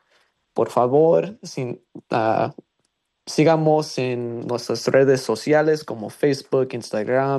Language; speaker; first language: Spanish; non-native, learner; English